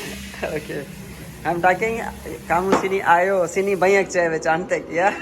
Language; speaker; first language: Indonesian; non-native, learner; Urdu